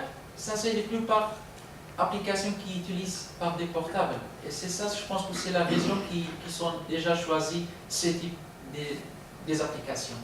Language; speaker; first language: French; non-native, learner; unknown